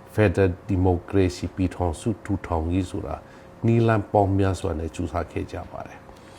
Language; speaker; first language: Burmese; non-native, local second language; Hakha Chin